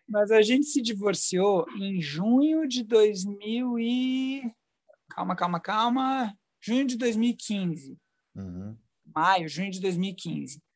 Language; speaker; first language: Portuguese; native; Portuguese